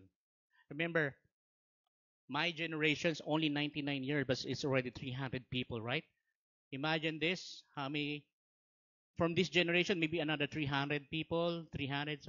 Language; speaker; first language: English; non-native, local second language; Filipino